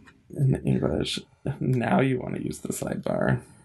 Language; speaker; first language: English; native; English